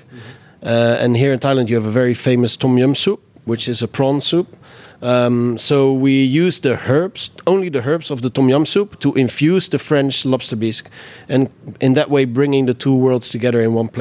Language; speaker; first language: English; non-native, fluent; Dutch